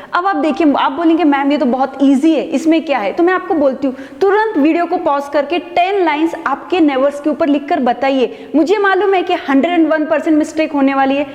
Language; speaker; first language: Hindi; non-native, local second language; Marathi